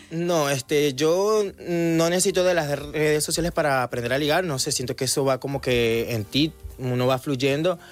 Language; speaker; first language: Spanish; native; Spanish